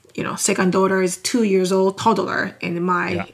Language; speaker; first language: English; non-native, fluent; Japanese